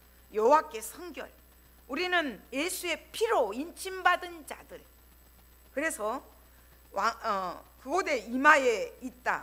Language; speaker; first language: Korean; native; Korean